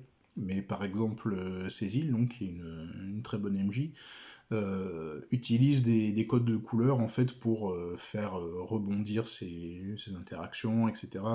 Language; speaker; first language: French; native; French